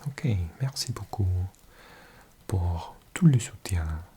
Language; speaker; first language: French; non-native, learner; English